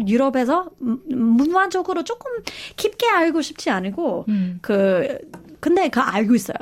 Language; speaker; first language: Korean; non-native, fluent; English